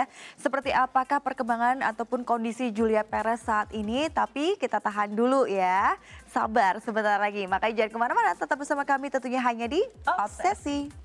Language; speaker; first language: Indonesian; native; Indonesian